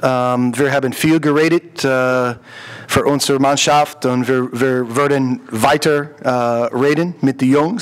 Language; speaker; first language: German; non-native, learner; English